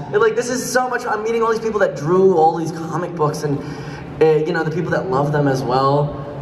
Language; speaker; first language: English; native; English